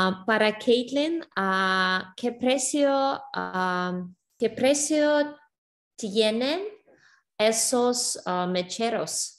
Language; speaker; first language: Spanish; non-native, learner; English